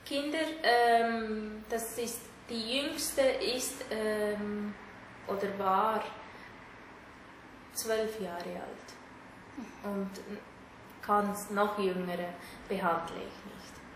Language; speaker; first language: German; non-native, fluent; Tamil